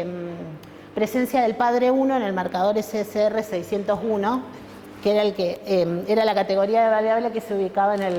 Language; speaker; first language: Spanish; native; Spanish